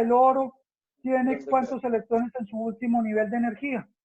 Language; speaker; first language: Spanish; native; Spanish